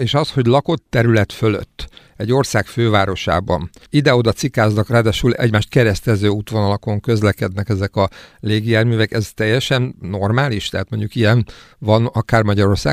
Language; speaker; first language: Hungarian; native; Hungarian